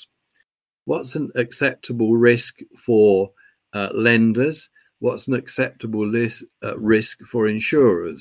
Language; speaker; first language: English; native; English